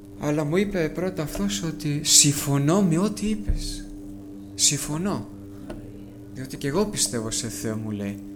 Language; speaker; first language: Greek; early bilingual, heritage; Greek